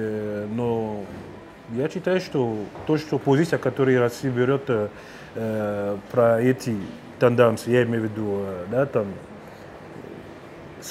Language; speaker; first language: Russian; non-native, fluent; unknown